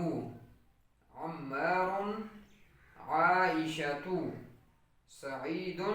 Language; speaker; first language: Arabic; non-native, fluent; Urdu